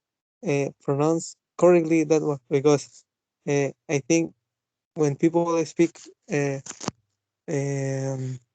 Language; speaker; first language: English; non-native, fluent; Spanish